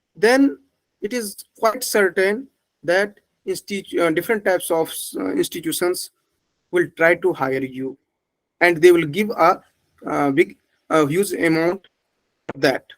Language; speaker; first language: English; non-native, local second language; Hindi